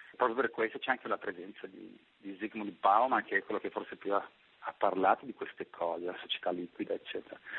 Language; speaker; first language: Italian; native; Italian